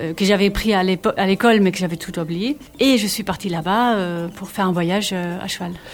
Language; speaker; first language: French; non-native, fluent; German